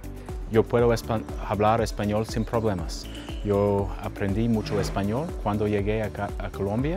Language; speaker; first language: Spanish; non-native, learner; English